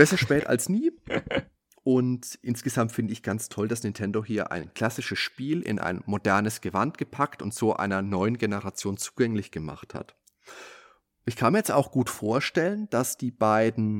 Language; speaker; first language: German; native; German